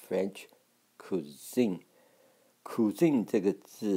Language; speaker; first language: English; non-native, fluent; Chinese